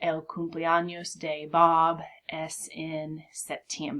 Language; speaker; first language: Spanish; non-native, fluent; English